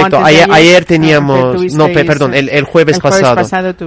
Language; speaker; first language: Spanish; non-native, fluent; Turkish